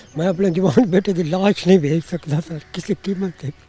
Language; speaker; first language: Hindi; non-native, local second language; Punjabi